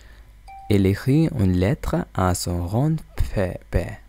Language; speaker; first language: French; non-native, learner; English